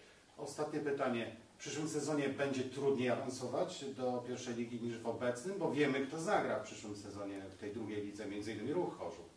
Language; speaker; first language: Polish; native; Polish